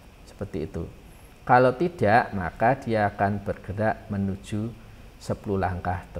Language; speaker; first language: Indonesian; native; Indonesian